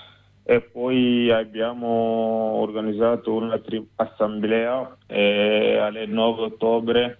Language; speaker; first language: Italian; non-native, learner; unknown